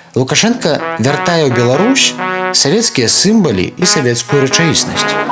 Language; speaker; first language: Belarusian; native; Belarusian